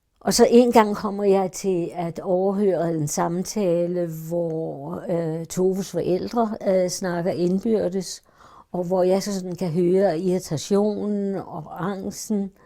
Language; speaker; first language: Danish; early bilingual, other home language; German